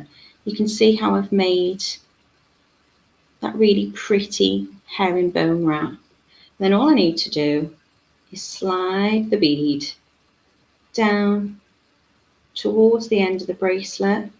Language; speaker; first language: English; native; English